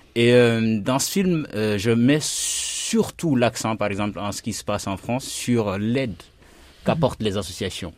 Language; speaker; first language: French; non-native, local second language; Fula